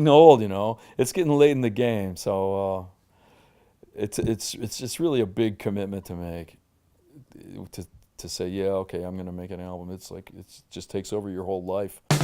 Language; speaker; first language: English; native; English